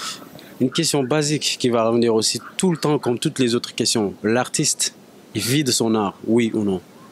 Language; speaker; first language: French; non-native, local second language; Wolof